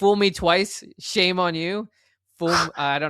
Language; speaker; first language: English; native; English